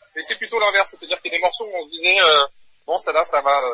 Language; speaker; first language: French; native; French